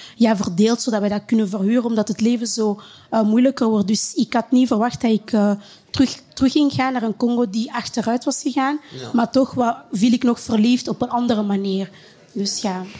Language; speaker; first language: Dutch; early bilingual, other home language; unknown